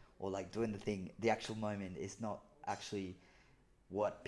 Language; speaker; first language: English; non-native, fluent; Spanish